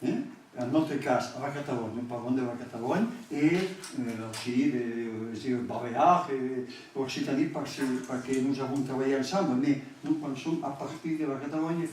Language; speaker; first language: French; non-native, learner; Catalan